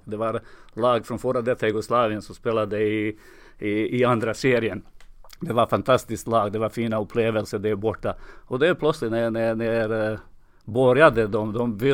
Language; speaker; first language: Swedish; non-native, fluent; Serbian